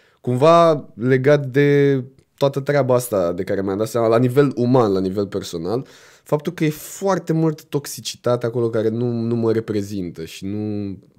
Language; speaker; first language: Romanian; native; Romanian